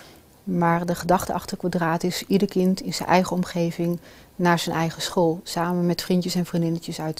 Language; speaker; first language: Dutch; native; Dutch